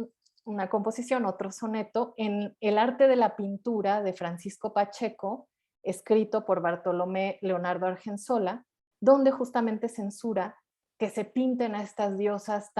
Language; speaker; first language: Spanish; native; Spanish